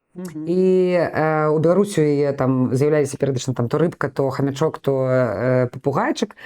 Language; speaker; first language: Belarusian; non-native, local second language; Russian